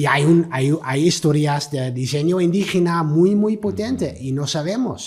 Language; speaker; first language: Spanish; non-native, learner; Dutch